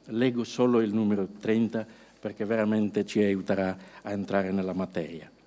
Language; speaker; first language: Italian; non-native, fluent; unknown